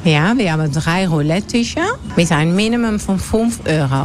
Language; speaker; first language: German; non-native, learner; Dutch